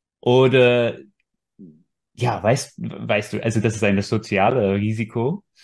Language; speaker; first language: German; non-native, fluent; English